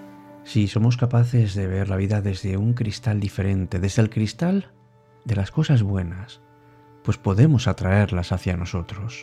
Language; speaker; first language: Spanish; native; Spanish